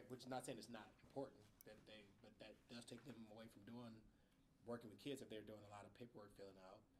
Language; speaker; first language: English; native; English